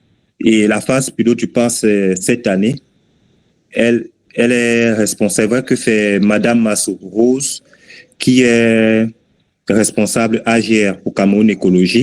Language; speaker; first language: French; native; French